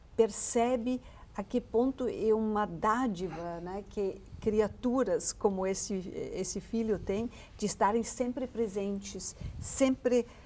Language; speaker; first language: Portuguese; non-native, fluent; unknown